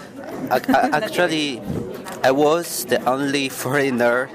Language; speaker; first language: English; non-native, fluent; Malagasy